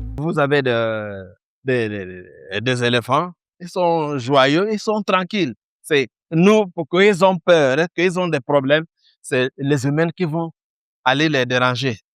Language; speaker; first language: French; early bilingual, other home language; Igbo